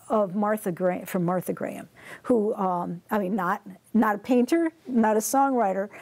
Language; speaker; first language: English; native; English